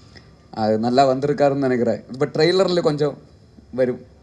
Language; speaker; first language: Tamil; non-native, learner; Malayalam